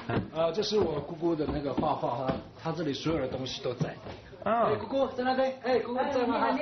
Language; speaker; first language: Chinese; native; Chinese